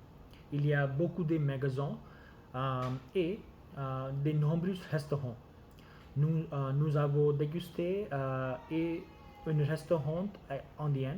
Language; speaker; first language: French; non-native, learner; Gujarati